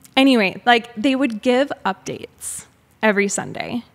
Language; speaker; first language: English; native; English